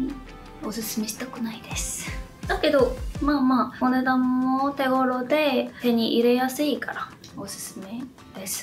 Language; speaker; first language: Japanese; non-native, fluent; Korean